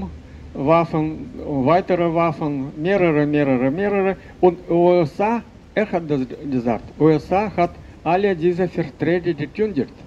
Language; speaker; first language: German; non-native, fluent; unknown